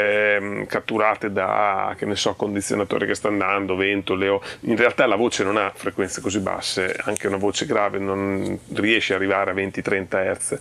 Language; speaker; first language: Italian; native; Italian